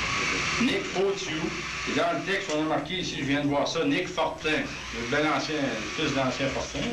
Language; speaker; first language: French; native; French